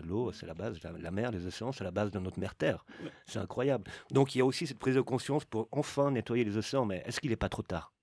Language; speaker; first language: French; native; French